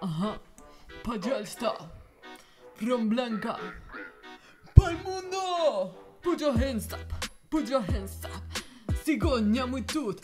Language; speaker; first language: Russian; non-native, learner; Spanish